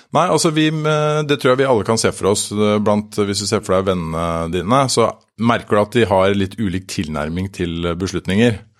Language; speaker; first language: Norwegian; native; Norwegian